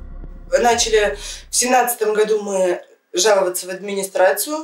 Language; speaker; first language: Russian; native; Russian